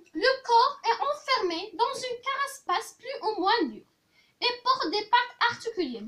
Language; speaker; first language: French; non-native, local second language; Arabic